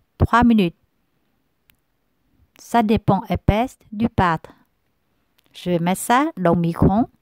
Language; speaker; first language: French; non-native, learner; Vietnamese